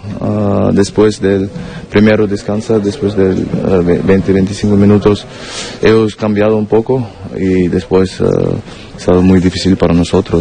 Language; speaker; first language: Spanish; non-native, fluent; German